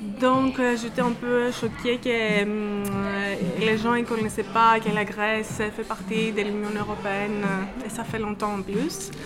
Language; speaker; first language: French; non-native, fluent; Greek